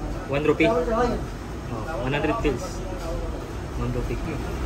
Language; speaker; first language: English; non-native, learner; Filipino